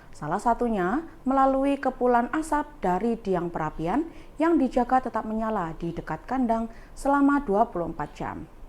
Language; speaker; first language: Indonesian; native; Indonesian